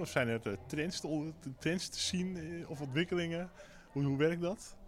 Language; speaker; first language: Dutch; native; Dutch